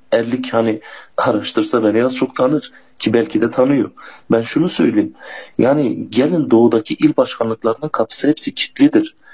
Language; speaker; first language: Turkish; non-native, local second language; Kurdish